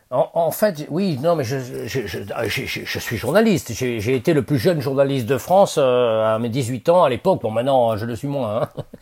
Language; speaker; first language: French; native; French